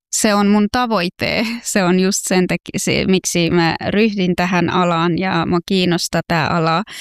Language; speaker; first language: Finnish; non-native, fluent; Persian